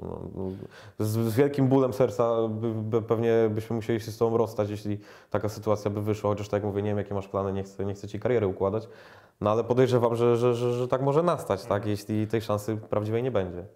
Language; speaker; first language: Polish; native; Polish